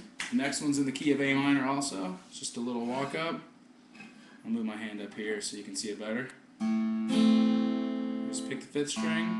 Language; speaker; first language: English; native; English